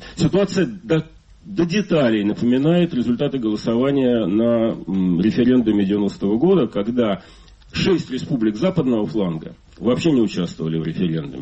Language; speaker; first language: Russian; native; Russian